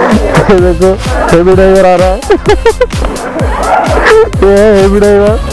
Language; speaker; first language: Hindi; non-native, local second language; Bangla